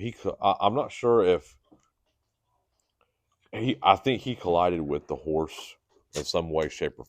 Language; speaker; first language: English; native; English